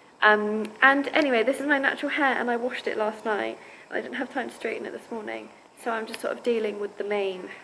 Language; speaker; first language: English; native; English